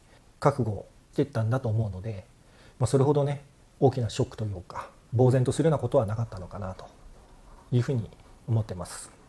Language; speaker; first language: Japanese; native; Japanese